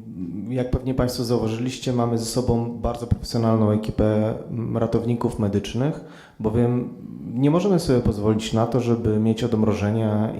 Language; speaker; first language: Polish; native; Polish